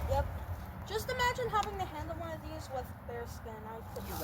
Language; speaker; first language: English; native; English